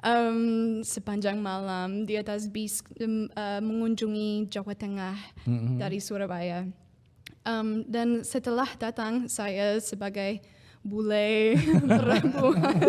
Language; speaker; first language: Indonesian; non-native, fluent; English